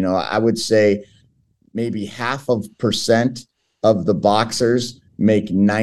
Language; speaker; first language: English; early bilingual, other home language; Portuguese